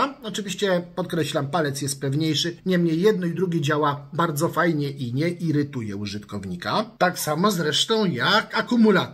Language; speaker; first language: Polish; native; Polish